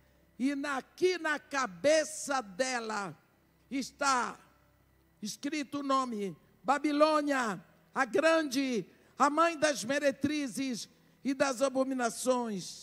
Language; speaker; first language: Portuguese; native; Portuguese